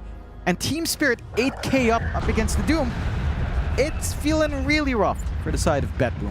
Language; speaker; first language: English; native; English